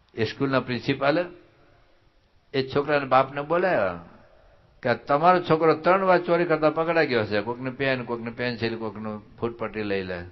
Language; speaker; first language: Gujarati; native; Gujarati